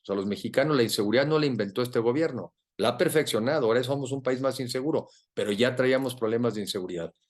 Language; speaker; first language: Spanish; native; Spanish